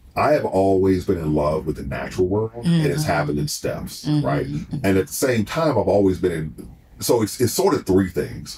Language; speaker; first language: English; native; English